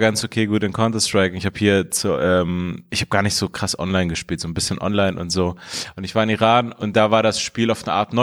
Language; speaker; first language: German; early bilingual, other home language; Persian